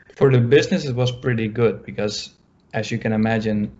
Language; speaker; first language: English; non-native, fluent; Dutch